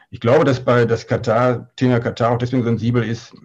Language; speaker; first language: German; native; German